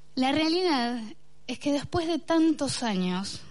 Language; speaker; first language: Spanish; native; Spanish